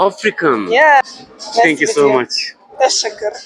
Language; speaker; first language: English; non-native, learner; Turkish